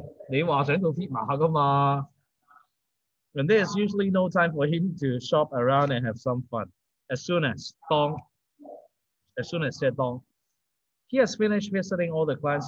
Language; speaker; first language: English; non-native, local second language; Cantonese